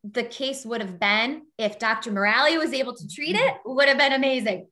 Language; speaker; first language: English; native; English